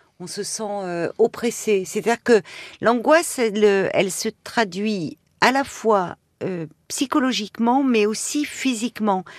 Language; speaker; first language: French; native; French